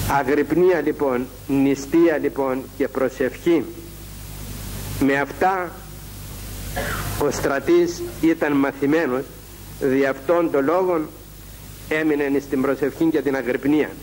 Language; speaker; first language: Greek; native; Greek